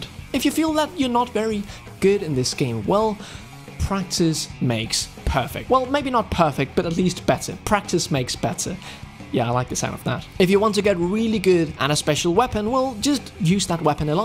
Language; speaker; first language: English; non-native, fluent; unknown